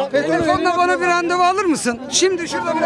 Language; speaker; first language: Turkish; native; Turkish